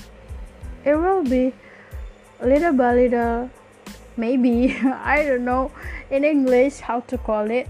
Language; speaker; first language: English; non-native, learner; Malay